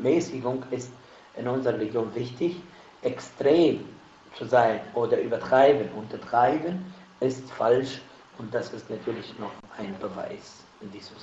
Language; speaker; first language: German; non-native, fluent; Arabic